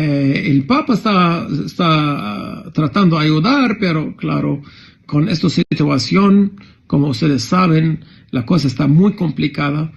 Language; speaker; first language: Spanish; non-native, fluent; Arabic